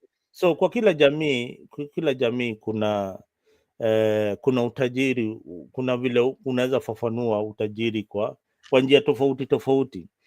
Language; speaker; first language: Swahili; non-native, local second language; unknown